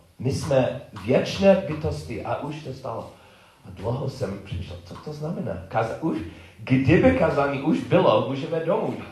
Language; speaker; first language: Czech; non-native, learner; English